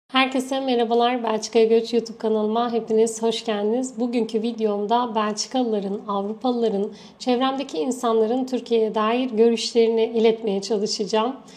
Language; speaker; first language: Turkish; native; Turkish